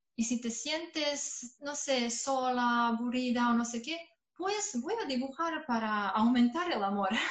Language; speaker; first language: Spanish; non-native, fluent; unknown